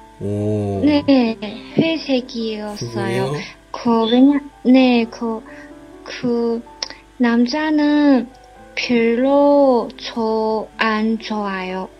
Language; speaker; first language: Korean; non-native, learner; Chinese